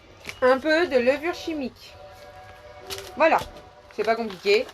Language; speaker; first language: French; native; French